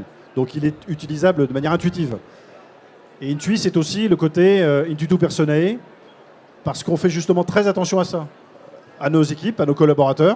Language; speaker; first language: French; native; French